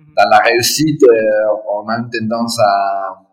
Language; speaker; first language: French; non-native, fluent; Spanish